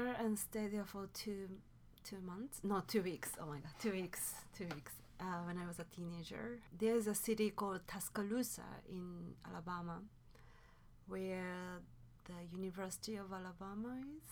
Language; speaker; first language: English; non-native, fluent; Japanese